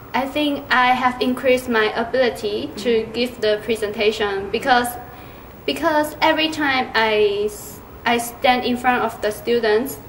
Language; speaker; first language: English; non-native, learner; Chinese